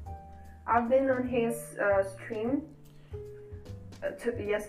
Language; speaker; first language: English; non-native, fluent; Russian